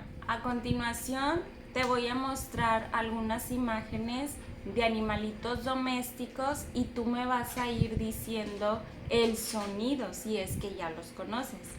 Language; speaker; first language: Spanish; native; Spanish